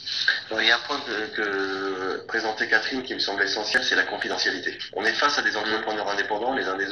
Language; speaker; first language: French; native; French